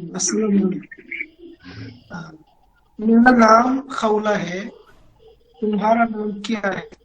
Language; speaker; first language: Hindi; non-native, learner; Bangla